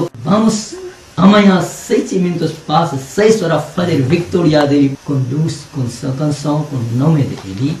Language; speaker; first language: Portuguese; non-native, learner; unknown